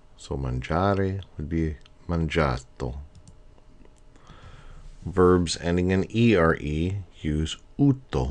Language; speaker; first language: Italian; non-native, fluent; English